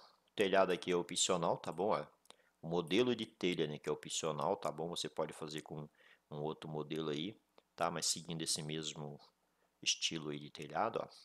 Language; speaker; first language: Portuguese; native; Portuguese